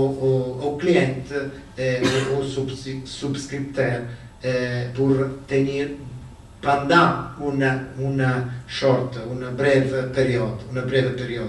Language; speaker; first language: French; non-native, learner; Italian